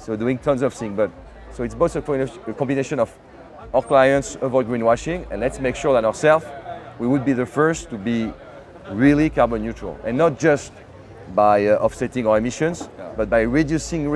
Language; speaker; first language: English; non-native, fluent; French